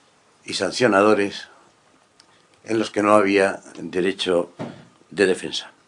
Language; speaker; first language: Spanish; native; Spanish